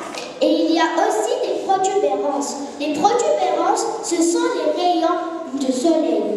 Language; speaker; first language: French; non-native, local second language; Arabic